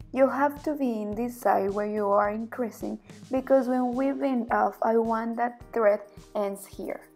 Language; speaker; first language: English; non-native, fluent; Spanish